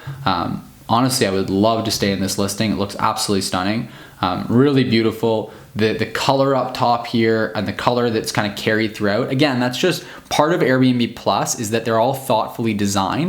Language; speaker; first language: English; native; English